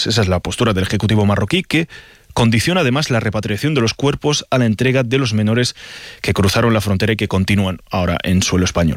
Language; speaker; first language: Spanish; native; Spanish